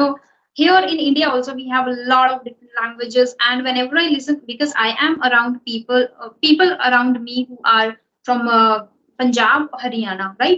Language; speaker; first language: English; non-native, local second language; Hindi